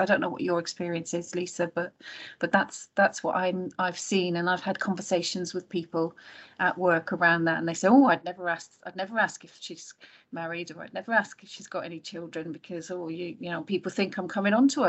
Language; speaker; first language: English; native; English